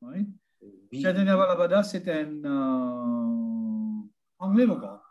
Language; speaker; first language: French; non-native, learner; Morisyen